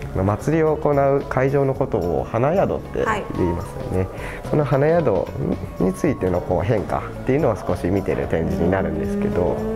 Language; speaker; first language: Japanese; native; Japanese